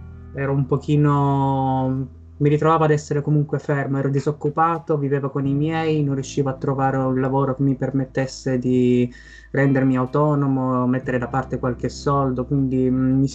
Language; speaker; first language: Italian; native; Italian